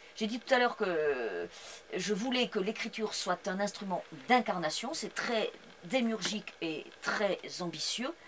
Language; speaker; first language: French; native; French